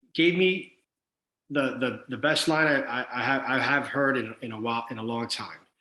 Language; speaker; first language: English; early bilingual, other home language; Spanish